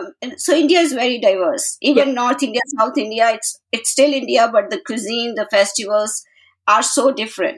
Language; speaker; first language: English; non-native, local second language; Hindi